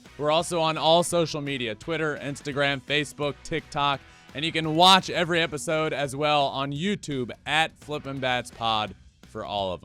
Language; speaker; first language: English; native; English